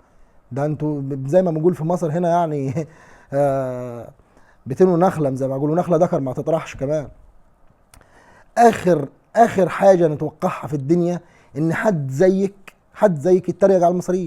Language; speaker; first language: Arabic; native; Arabic